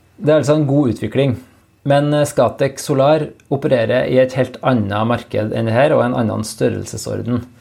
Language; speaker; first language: Norwegian; native; Norwegian